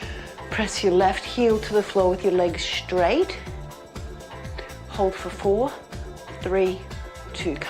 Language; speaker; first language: English; native; English